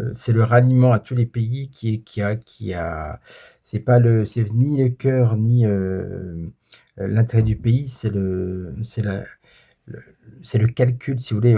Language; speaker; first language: French; native; French